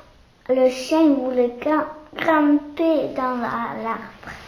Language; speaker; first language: French; non-native, learner; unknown